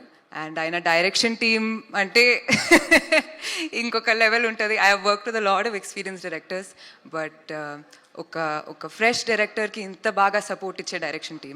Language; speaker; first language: Telugu; non-native, fluent; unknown